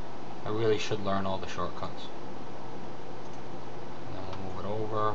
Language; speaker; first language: English; native; English